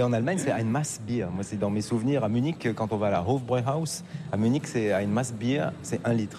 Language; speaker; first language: French; native; French